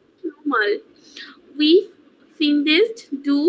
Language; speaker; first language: German; non-native, learner; Bangla